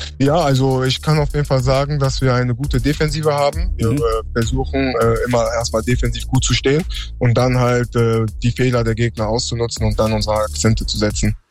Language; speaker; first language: German; early bilingual, other home language; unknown